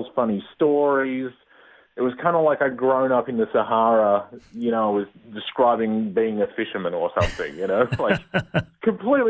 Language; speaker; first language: English; native; English